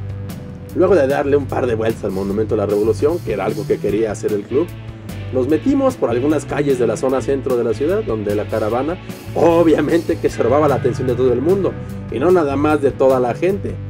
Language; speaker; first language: Spanish; native; Spanish